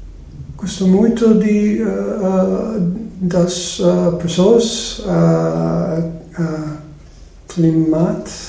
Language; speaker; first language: Portuguese; non-native, learner; English